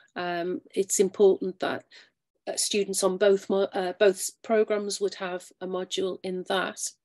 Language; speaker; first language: English; native; English